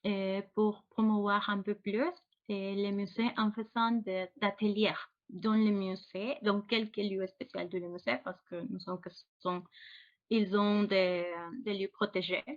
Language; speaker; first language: French; non-native, fluent; Spanish